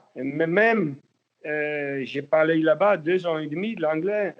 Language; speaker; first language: French; non-native, learner; Dutch